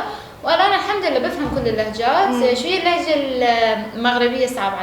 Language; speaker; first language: Arabic; non-native, fluent; Persian